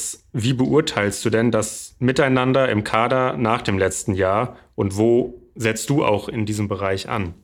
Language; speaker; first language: German; native; German